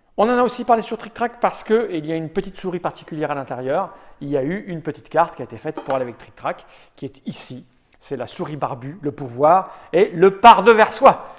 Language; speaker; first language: French; native; French